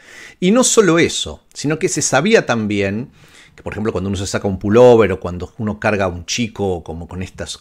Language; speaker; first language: Spanish; native; Spanish